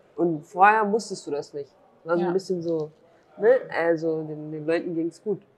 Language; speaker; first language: German; early bilingual, other home language; Kurdish